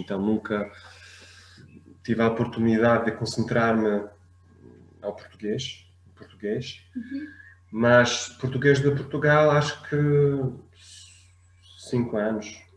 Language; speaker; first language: Portuguese; non-native, fluent; Arabic